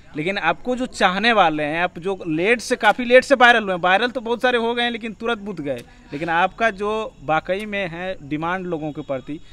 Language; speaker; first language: Hindi; native; Hindi